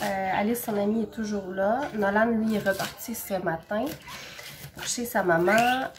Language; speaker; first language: French; native; French